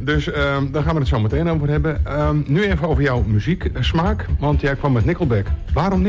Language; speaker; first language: Dutch; native; Dutch